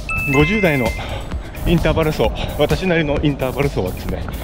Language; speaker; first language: Japanese; native; Japanese